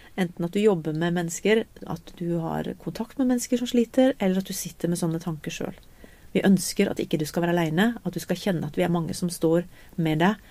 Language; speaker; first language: Norwegian; native; Norwegian